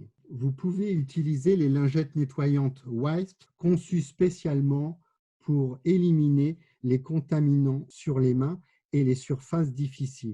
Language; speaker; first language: French; native; French